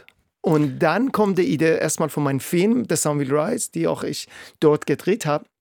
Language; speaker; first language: German; non-native, fluent; Persian